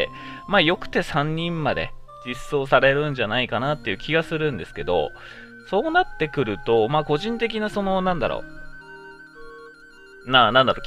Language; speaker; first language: Japanese; native; Japanese